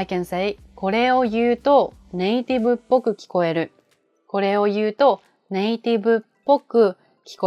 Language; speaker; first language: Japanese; native; Japanese